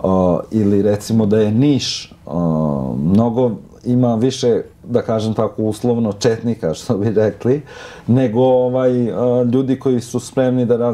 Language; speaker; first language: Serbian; non-native, local second language; Albanian